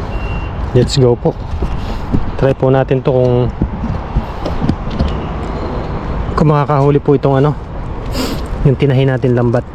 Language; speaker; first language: Filipino; native; Filipino